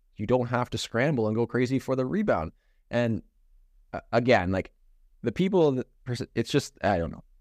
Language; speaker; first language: English; native; English